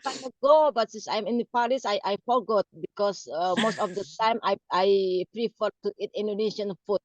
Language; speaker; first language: English; non-native, learner; Indonesian